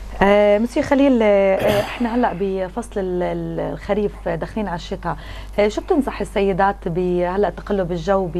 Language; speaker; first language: Arabic; native; Arabic